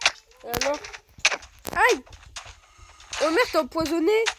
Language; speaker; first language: French; native; French